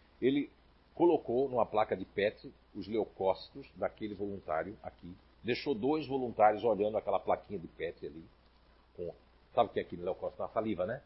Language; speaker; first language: Portuguese; native; Portuguese